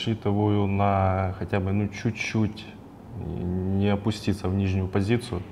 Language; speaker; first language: Russian; native; Russian